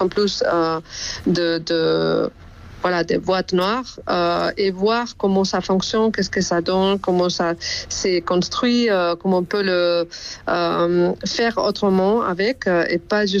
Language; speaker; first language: French; non-native, fluent; Spanish